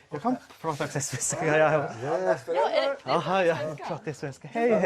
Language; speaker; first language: Swedish; non-native, learner; Mongolian